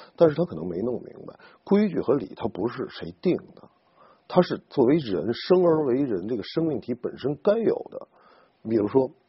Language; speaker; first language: Chinese; native; Chinese